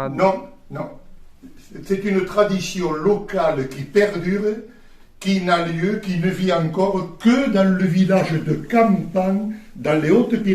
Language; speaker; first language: French; native; French